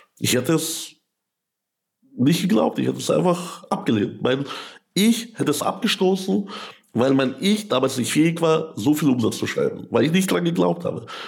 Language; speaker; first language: German; early bilingual, other home language; Russian